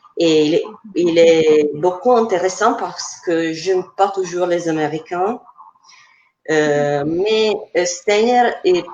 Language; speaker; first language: French; non-native, fluent; Italian